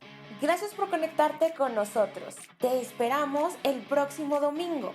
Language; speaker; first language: Spanish; native; Spanish